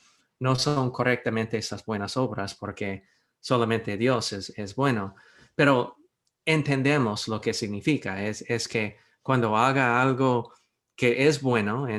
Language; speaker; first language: Spanish; non-native, fluent; English